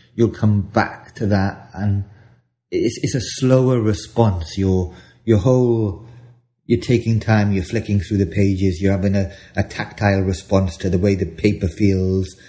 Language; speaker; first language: English; native; English